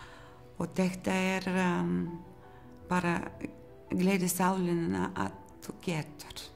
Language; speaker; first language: Icelandic; non-native, learner; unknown